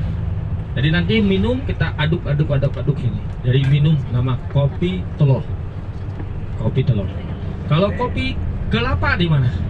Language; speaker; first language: Indonesian; non-native, learner; Vietnamese